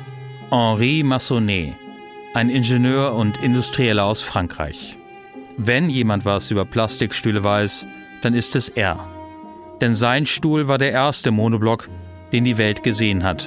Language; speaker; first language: German; native; German